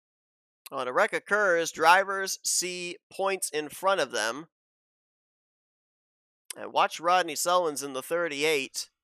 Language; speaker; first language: English; native; English